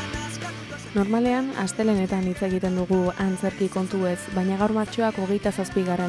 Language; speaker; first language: Basque; native; Basque